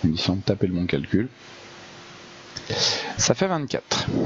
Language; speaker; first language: French; native; French